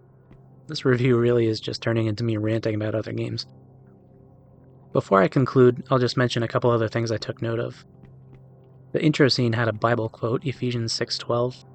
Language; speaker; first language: English; native; English